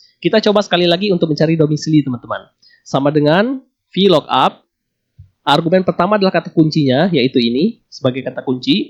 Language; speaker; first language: Indonesian; native; Indonesian